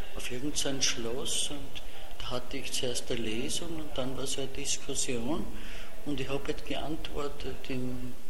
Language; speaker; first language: German; non-native, local second language; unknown